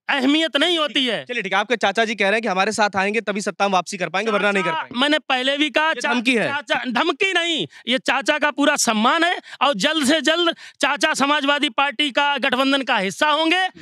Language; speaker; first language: Hindi; native; Hindi